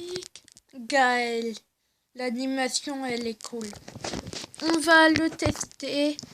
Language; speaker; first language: French; native; French